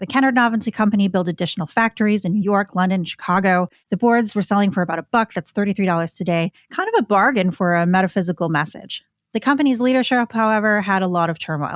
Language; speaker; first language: English; native; English